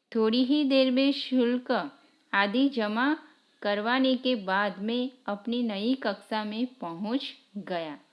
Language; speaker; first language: Hindi; non-native, local second language; Gujarati